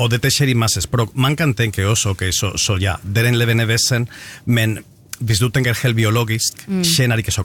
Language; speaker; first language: Norwegian; non-native, fluent; Spanish